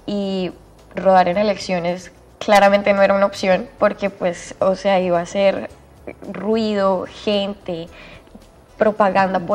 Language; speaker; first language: Spanish; native; Spanish